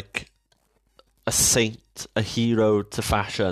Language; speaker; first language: English; native; English